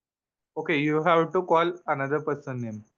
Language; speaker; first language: English; non-native, learner; Hindi